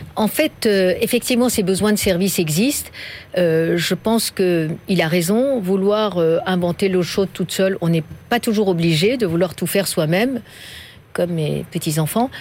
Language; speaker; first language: French; non-native, fluent; Persian